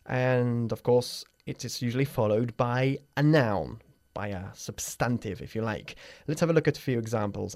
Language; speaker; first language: English; native; English